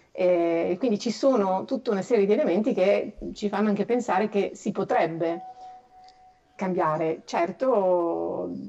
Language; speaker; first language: Italian; native; Italian